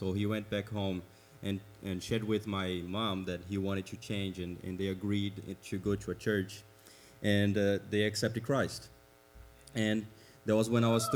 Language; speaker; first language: English; non-native, fluent; Portuguese